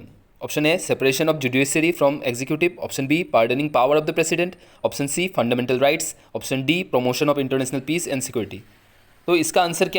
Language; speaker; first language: Hindi; native; Hindi